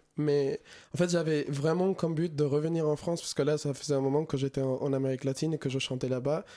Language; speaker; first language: French; non-native, fluent; Spanish